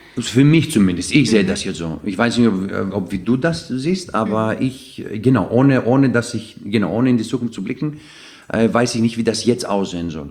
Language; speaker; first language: German; non-native, fluent; Greek